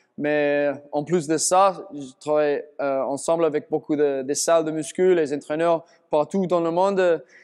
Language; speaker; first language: French; non-native, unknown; English